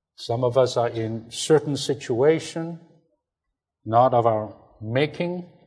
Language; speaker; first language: English; non-native, fluent; Chinese